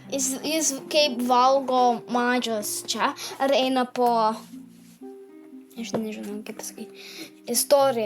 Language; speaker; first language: Lithuanian; early bilingual, heritage; Lithuanian